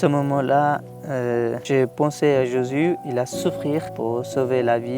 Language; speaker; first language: French; non-native, learner; Tigrinya